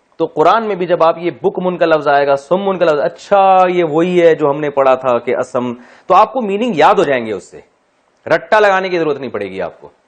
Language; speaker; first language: Urdu; native; Urdu